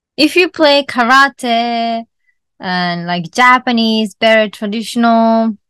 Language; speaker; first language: English; non-native, fluent; Japanese